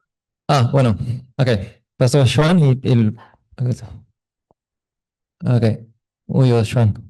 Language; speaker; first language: Spanish; non-native, fluent; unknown